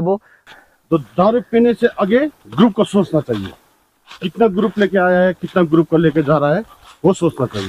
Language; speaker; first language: Hindi; non-native, local second language; Nepali